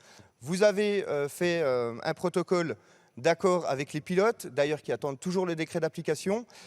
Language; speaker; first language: French; native; French